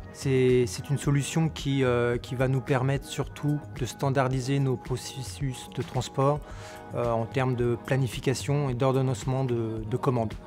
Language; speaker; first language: French; native; French